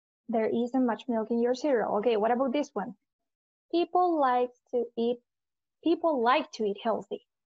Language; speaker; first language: English; non-native, fluent; Spanish